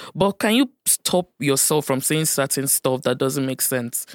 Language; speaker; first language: English; non-native, local second language; Yoruba